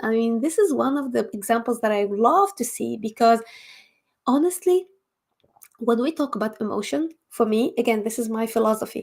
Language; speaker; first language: English; non-native, fluent; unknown